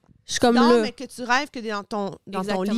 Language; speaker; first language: French; native; French